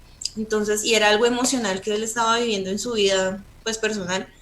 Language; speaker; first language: Spanish; native; Spanish